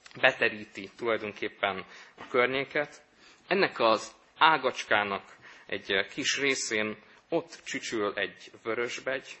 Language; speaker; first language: Hungarian; native; Hungarian